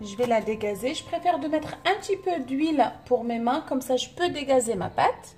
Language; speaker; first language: French; non-native, local second language; Arabic